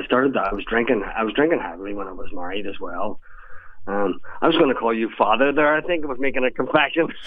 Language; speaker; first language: English; native; English